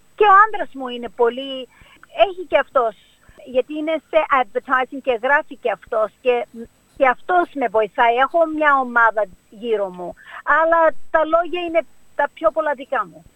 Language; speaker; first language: Greek; early bilingual, heritage; Greek